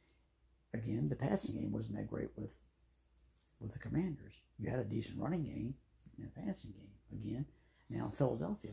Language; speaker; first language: English; native; English